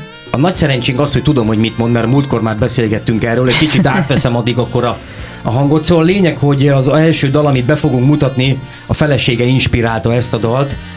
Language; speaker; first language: Hungarian; native; Hungarian